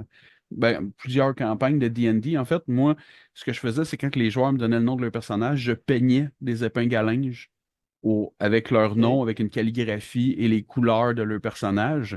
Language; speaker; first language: French; native; French